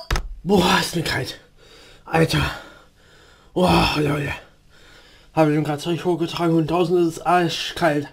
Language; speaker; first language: German; native; German